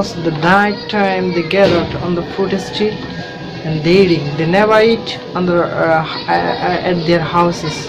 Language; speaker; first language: English; non-native, learner; Bangla